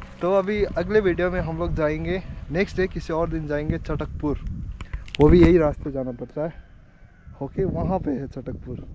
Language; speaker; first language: Hindi; non-native, local second language; Nepali